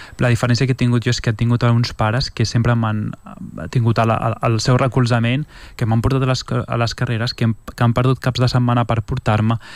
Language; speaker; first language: Catalan; early bilingual, other home language; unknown